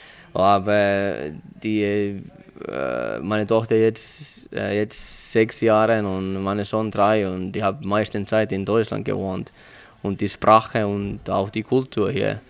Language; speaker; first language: German; non-native, learner; Finnish